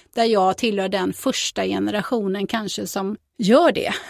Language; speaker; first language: Swedish; native; Swedish